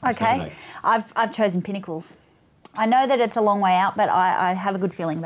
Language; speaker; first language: English; native; English